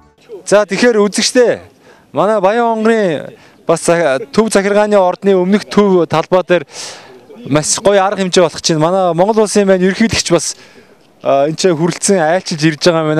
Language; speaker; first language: Mongolian; native; Mongolian